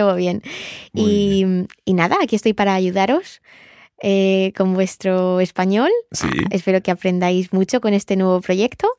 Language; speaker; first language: Spanish; native; Spanish